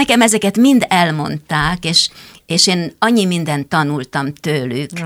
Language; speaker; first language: Hungarian; native; Hungarian